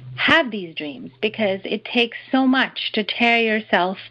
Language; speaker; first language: English; non-native, local second language; Urdu